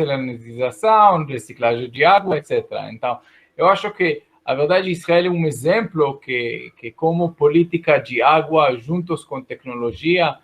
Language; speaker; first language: Portuguese; non-native, fluent; Hebrew